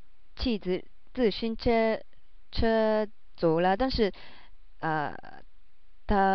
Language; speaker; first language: Chinese; non-native, learner; Japanese